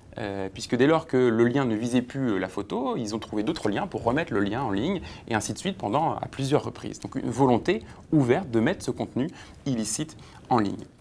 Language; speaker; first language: French; native; French